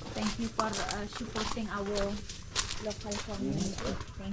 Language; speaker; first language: English; non-native, learner; Balinese